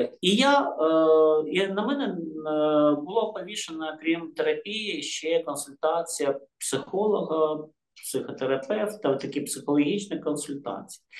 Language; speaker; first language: Ukrainian; non-native, local second language; Russian